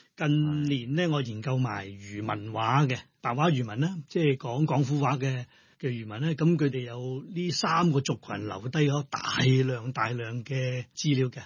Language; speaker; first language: Cantonese; non-native, local second language; Hakka Chinese